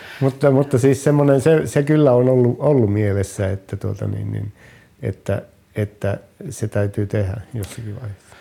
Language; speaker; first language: Finnish; native; Finnish